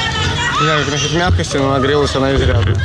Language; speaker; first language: Russian; native; Russian